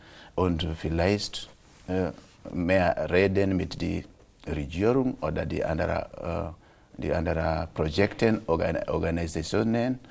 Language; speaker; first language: German; non-native, local second language; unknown